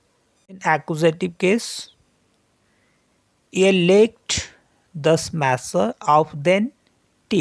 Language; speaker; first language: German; non-native, learner; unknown